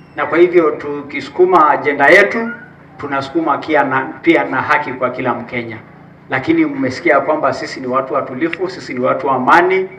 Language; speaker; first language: Swahili; non-native, local second language; Masai